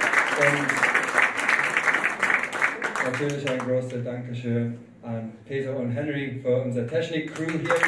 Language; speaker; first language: German; non-native, fluent; English